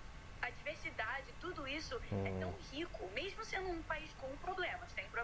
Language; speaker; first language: Portuguese; early bilingual, heritage; Portuguese